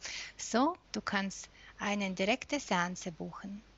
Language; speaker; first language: German; non-native, fluent; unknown